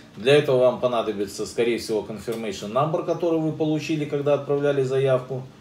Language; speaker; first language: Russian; native; Russian